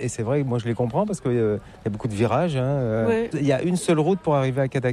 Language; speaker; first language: French; native; French